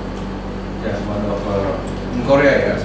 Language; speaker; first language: English; non-native, learner; Indonesian